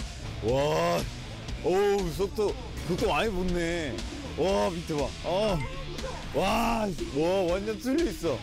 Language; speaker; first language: Korean; non-native, fluent; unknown